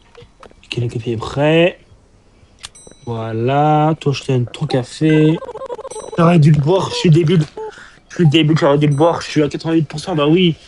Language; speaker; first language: French; native; French